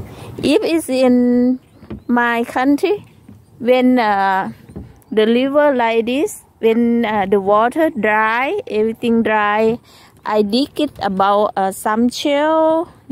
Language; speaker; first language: English; non-native, learner; Thai